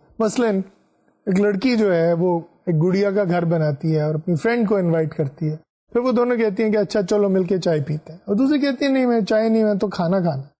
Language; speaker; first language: Urdu; non-native, local second language; Punjabi